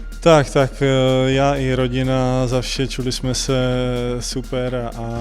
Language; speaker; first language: Polish; non-native, learner; Czech